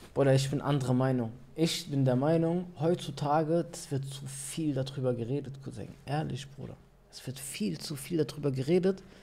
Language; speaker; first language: German; early bilingual, other home language; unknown